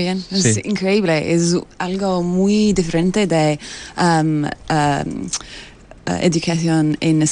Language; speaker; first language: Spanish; non-native, learner; English